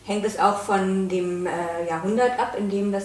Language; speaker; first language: German; native; German